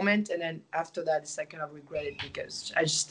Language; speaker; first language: English; non-native, fluent; French